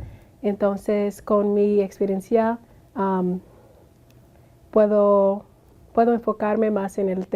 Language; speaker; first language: Spanish; non-native, fluent; English